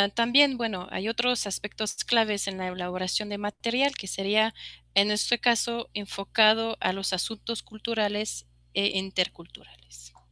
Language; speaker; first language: Spanish; non-native, fluent; French